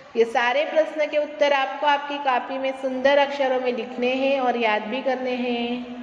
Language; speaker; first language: Hindi; non-native, local second language; Gujarati